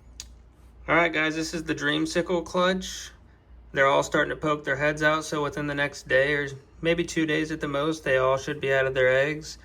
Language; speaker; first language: English; native; English